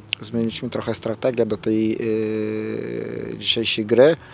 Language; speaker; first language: Polish; non-native, fluent; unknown